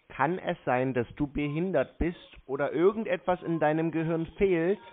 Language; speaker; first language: German; native; German